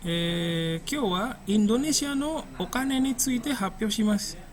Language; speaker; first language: Japanese; non-native, fluent; Indonesian